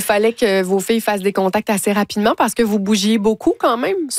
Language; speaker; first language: French; native; French